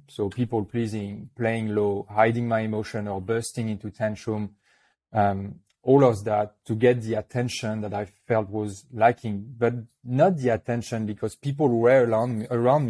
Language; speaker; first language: English; non-native, fluent; French